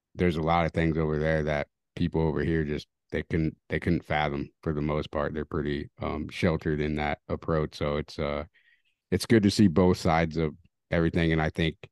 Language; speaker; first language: English; early bilingual, other home language; Spanish